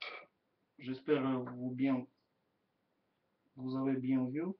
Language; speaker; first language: French; non-native, learner; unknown